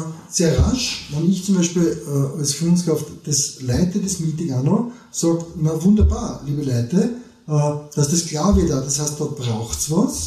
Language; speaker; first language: German; native; German